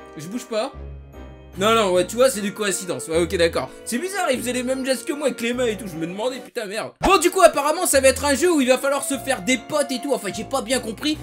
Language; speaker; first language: French; native; French